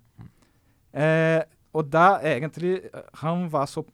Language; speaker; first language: Norwegian; non-native, fluent; Portuguese